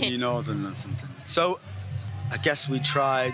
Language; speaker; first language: English; native; English